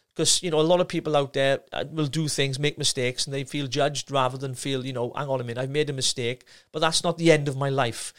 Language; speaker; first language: English; native; English